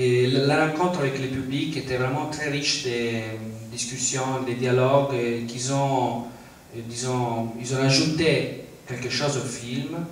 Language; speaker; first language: French; non-native, fluent; Italian